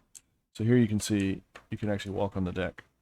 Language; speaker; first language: English; native; English